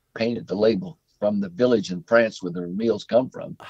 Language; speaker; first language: English; native; English